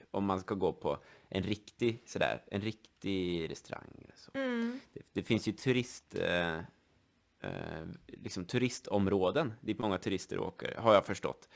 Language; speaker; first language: Swedish; native; Swedish